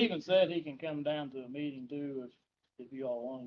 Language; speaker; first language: English; native; English